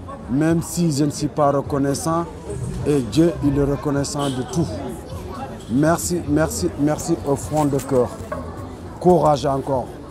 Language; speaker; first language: French; non-native, learner; Soninke